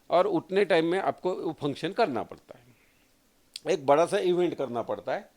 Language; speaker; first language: Hindi; non-native, local second language; Marathi